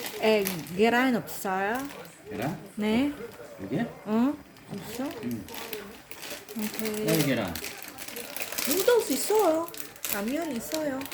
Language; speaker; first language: Korean; non-native, learner; Filipino